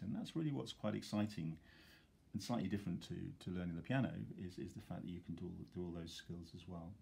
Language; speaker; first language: English; native; English